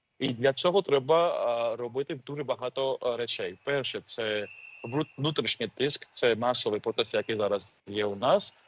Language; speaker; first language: Ukrainian; non-native, fluent; Georgian